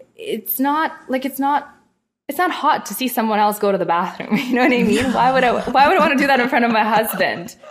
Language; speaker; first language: English; non-native, fluent; Russian